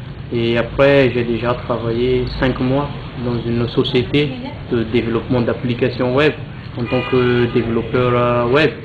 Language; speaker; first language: French; non-native, local second language; Malagasy